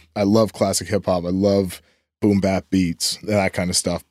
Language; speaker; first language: English; native; English